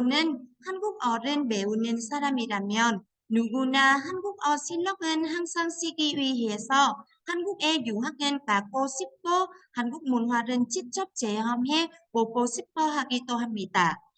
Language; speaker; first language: Korean; non-native, fluent; Vietnamese